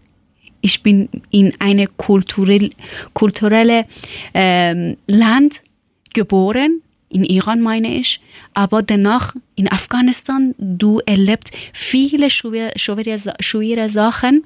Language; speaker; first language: German; non-native, learner; Persian